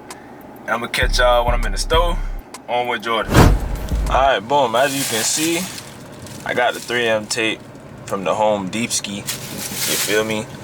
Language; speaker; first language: English; native; English